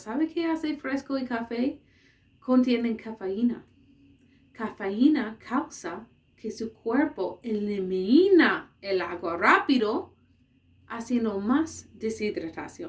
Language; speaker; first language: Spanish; non-native, learner; English